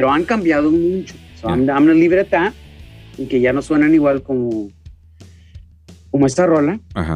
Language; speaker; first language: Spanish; early bilingual, heritage; Spanish